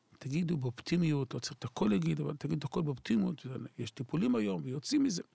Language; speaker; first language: Hebrew; native; Hebrew